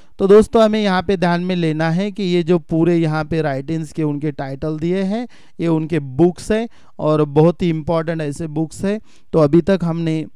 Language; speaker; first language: Hindi; non-native, local second language; Marathi